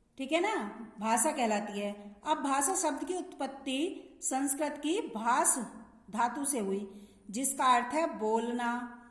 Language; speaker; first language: Hindi; native; Hindi